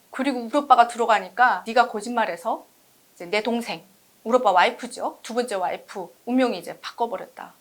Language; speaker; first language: Korean; native; Korean